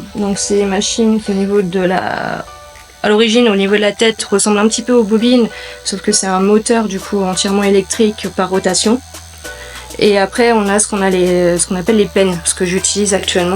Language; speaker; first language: French; native; French